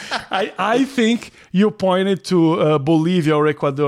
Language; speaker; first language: English; non-native, fluent; Portuguese